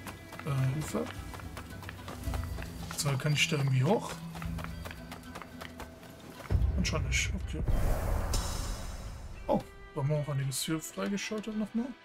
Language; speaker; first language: German; native; German